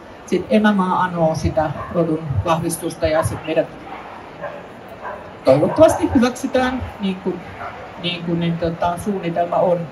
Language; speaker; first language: Finnish; native; Finnish